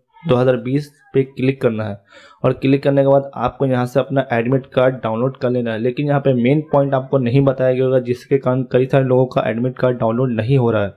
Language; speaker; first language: Hindi; native; Hindi